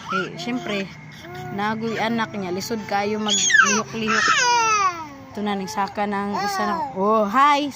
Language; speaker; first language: Filipino; non-native, local second language; Cebuano